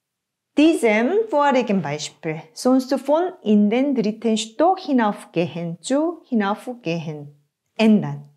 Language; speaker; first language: German; non-native, fluent; Korean